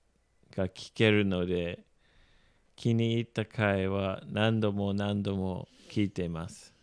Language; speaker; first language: Japanese; non-native, fluent; English